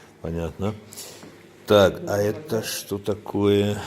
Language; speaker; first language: Russian; native; Russian